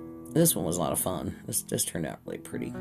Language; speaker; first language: English; native; English